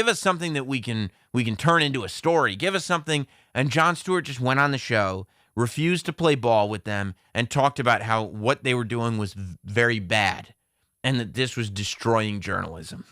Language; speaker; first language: English; native; English